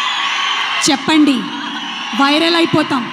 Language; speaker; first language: Telugu; native; Telugu